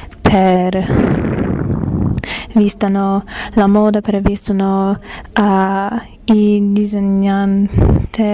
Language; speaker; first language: Italian; non-native, learner; English